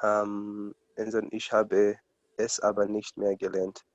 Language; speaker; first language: German; non-native, learner; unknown